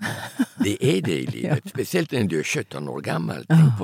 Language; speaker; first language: Swedish; early bilingual, heritage; Italian